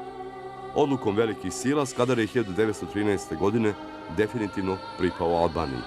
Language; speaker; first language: Bosnian; native; Bosnian